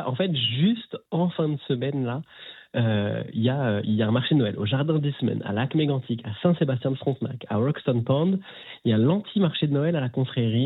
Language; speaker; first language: French; native; French